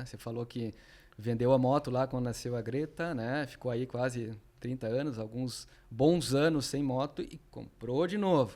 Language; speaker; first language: Portuguese; native; Portuguese